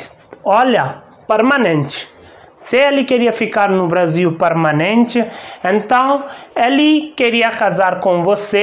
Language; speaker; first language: Portuguese; non-native, learner; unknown